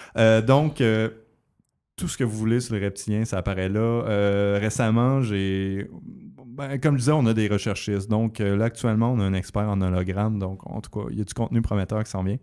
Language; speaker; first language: French; native; French